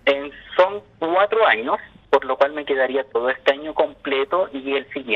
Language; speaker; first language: Spanish; native; Spanish